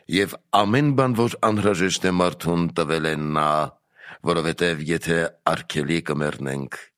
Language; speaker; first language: Armenian; native; Armenian